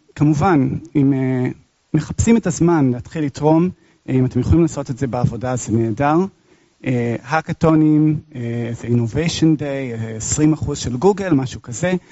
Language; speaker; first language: Hebrew; non-native, fluent; English